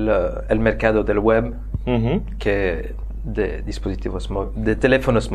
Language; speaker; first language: Spanish; non-native, fluent; French